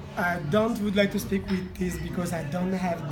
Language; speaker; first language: English; non-native, learner; Italian